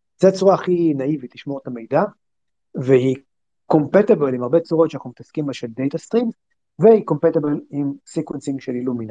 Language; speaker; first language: Hebrew; native; Hebrew